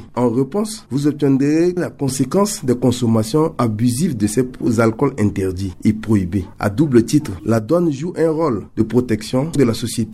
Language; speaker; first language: French; non-native, local second language; Sango